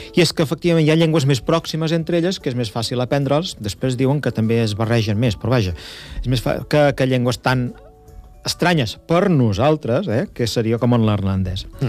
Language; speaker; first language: Catalan; native; Catalan